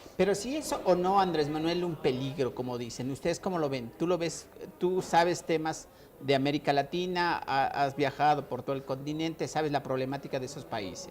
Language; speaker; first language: Spanish; native; Spanish